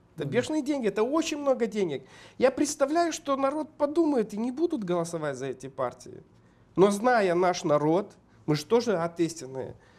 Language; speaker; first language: Russian; non-native, local second language; Romanian